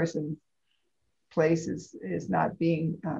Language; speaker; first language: English; native; English